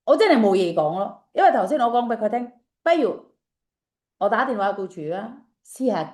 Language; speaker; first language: Chinese; non-native, fluent; Indonesian